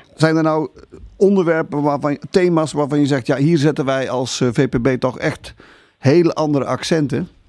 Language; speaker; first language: Dutch; native; Dutch